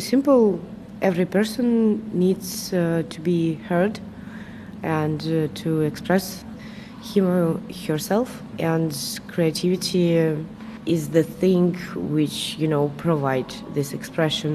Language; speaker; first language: English; non-native, fluent; Arabic